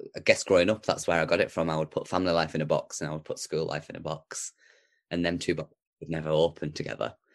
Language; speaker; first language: English; native; English